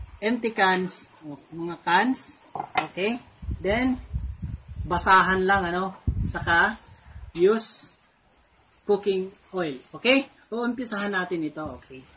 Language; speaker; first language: Filipino; non-native, local second language; Bikol